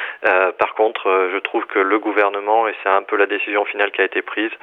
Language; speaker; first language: French; native; French